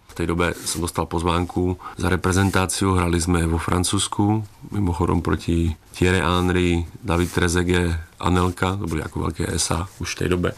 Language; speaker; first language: Slovak; native; Slovak